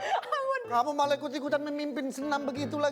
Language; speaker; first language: Indonesian; native; Indonesian